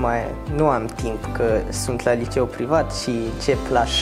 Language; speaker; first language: Romanian; non-native, learner; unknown